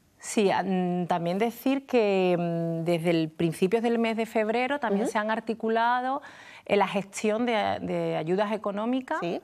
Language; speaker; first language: Spanish; native; Spanish